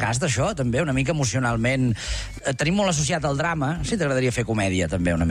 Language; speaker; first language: Catalan; native; Catalan